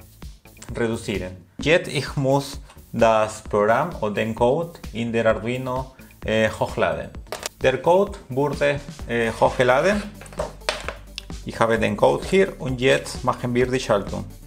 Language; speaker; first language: German; non-native, learner; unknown